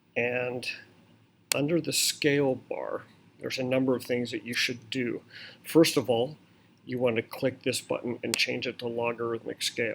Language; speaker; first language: English; native; English